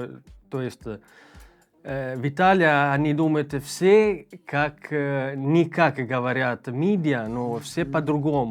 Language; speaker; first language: Russian; non-native, learner; Italian